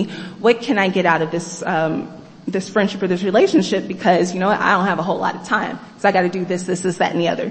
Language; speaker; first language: English; native; English